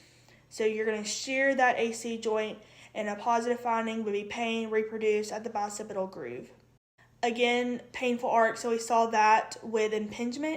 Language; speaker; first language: English; native; English